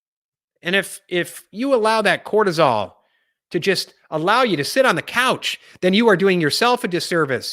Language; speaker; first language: English; native; English